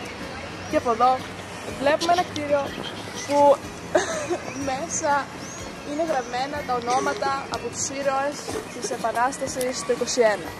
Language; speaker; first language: Greek; early bilingual, heritage; Greek